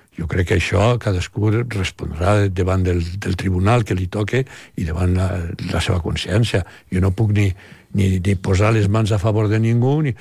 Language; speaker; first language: Catalan; native; Catalan